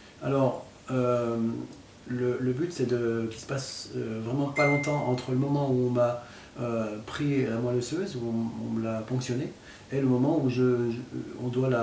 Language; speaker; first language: French; native; French